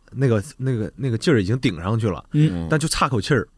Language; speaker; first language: Chinese; native; Chinese